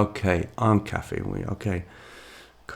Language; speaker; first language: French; non-native, learner; English